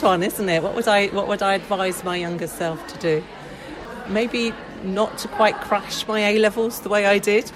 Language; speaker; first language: English; native; English